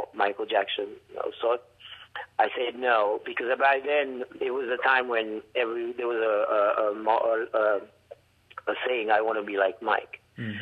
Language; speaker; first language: English; non-native, fluent; Haitian Creole